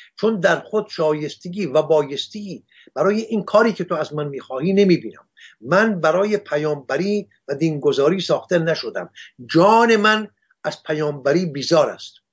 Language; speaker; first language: Persian; non-native, local second language; Assyrian Neo-Aramaic